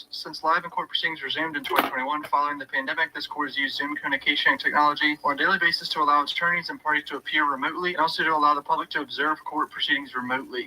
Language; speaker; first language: English; native; English